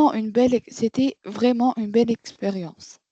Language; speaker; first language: French; non-native, learner; Arabic